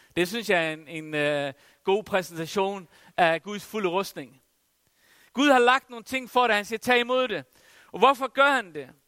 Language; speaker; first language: Danish; non-native, local second language; Faroese